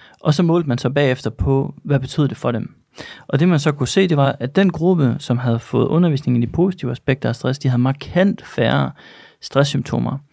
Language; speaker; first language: Danish; native; Danish